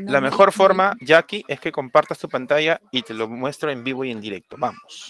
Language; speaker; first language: Spanish; native; Spanish